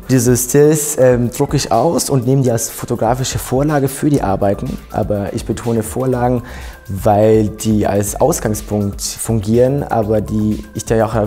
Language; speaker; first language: German; native; German